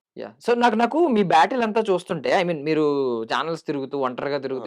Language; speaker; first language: Telugu; native; Telugu